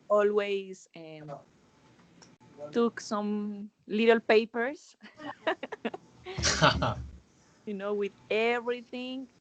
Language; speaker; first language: English; non-native, learner; Spanish